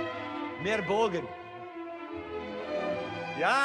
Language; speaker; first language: German; non-native, learner; English